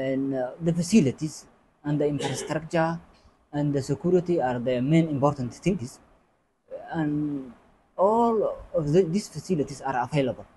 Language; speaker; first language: English; non-native, fluent; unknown